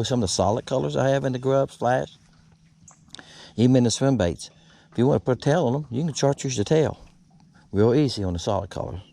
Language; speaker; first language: English; native; English